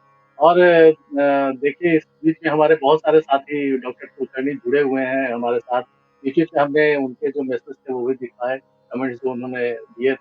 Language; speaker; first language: Hindi; native; Hindi